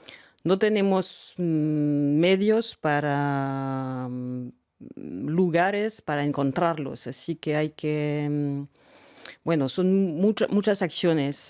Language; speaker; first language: Spanish; non-native, fluent; French